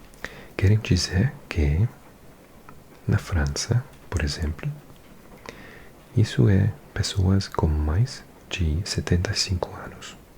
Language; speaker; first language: Portuguese; non-native, learner; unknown